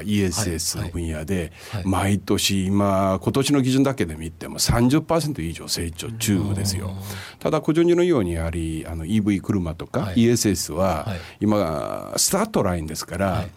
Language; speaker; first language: Japanese; non-native, fluent; Korean